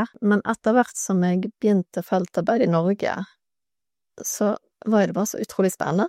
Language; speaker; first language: Norwegian; native; Norwegian